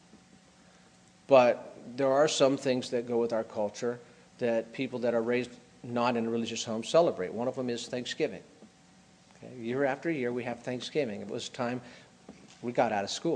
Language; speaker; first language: English; native; English